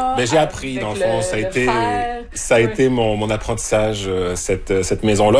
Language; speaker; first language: French; native; French